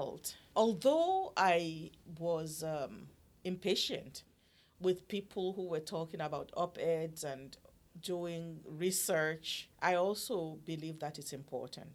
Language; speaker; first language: English; non-native, local second language; Yoruba